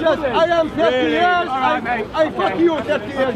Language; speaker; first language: English; non-native, learner; Arabic